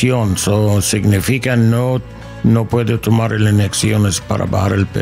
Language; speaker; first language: Spanish; non-native, learner; English